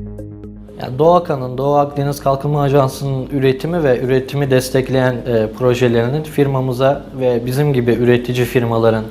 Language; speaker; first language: Turkish; native; Turkish